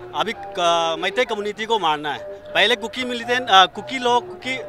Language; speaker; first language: Hindi; non-native, local second language; Manipuri